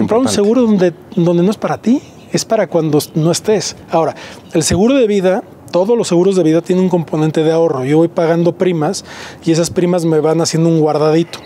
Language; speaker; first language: Spanish; native; Spanish